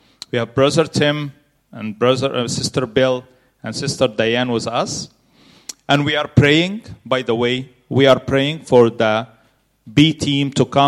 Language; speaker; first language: English; non-native, fluent; Arabic